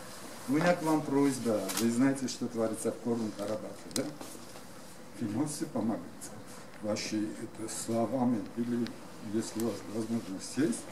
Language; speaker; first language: Russian; non-native, fluent; Armenian